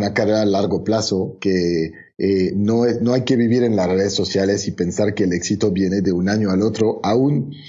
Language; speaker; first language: Spanish; non-native, fluent; French